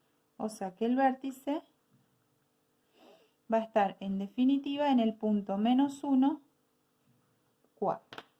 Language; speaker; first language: Spanish; native; Spanish